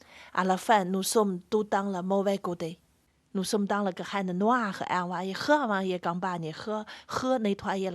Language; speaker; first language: French; non-native, fluent; Chinese